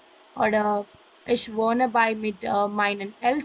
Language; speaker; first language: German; non-native, learner; Malayalam